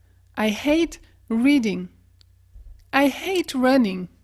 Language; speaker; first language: English; non-native, fluent; French